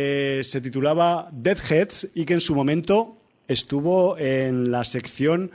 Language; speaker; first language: Spanish; native; Spanish